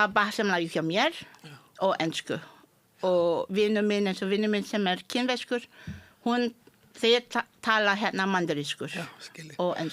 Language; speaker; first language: Icelandic; non-native, fluent; Malay